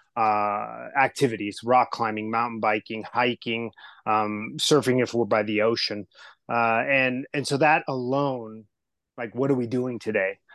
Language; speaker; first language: English; early bilingual, other home language; Spanish